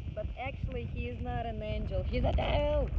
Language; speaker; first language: English; non-native, learner; Russian